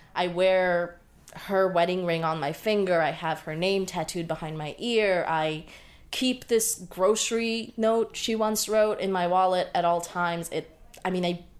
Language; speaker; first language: English; non-native, local second language; Bangla